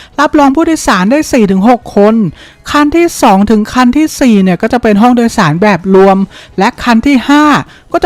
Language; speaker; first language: Thai; native; Thai